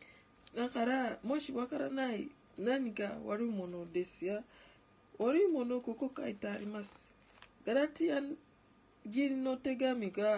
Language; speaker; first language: Japanese; non-native, learner; Ganda